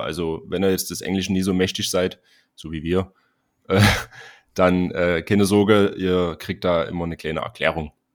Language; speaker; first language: German; native; German